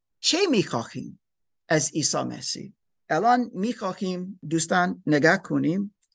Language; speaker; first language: Persian; non-native, learner; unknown